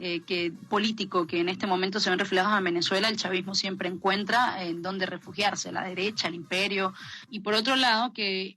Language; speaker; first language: Spanish; native; Spanish